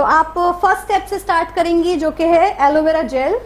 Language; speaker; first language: Hindi; native; Hindi